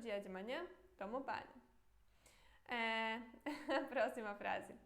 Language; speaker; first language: Portuguese; non-native, fluent; Polish